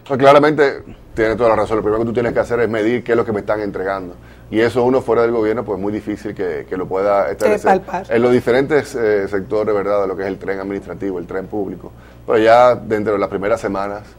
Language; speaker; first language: Spanish; native; Spanish